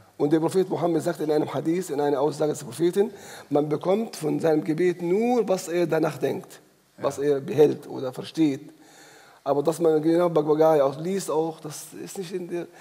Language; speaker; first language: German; non-native, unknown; Arabic